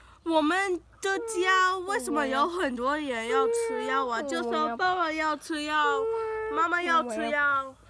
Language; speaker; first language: Chinese; early bilingual, heritage; Chinese